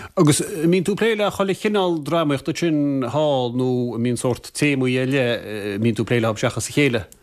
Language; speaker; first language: Irish; native; Irish